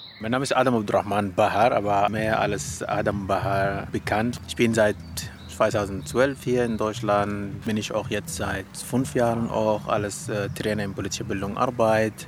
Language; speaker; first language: German; non-native, learner; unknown